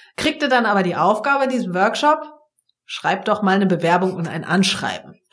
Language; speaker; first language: German; native; German